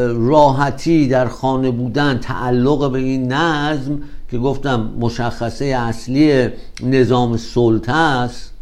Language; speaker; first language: Persian; native; Persian